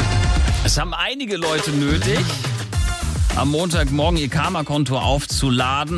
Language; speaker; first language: German; native; German